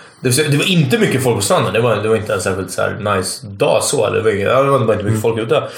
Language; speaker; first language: Swedish; native; Swedish